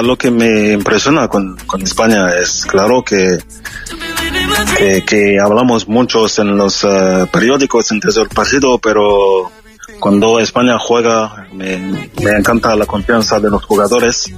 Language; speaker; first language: Spanish; non-native, fluent; French